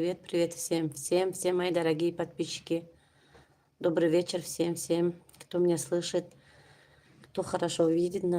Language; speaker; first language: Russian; non-native, local second language; Tajik